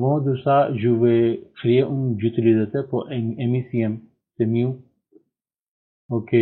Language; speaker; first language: French; non-native, learner; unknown